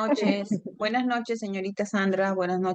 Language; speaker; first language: Spanish; native; Spanish